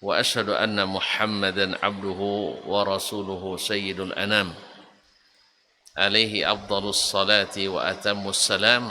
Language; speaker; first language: Arabic; non-native, fluent; Indonesian